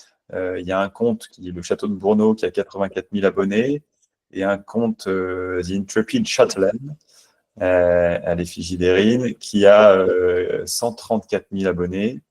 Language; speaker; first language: French; native; French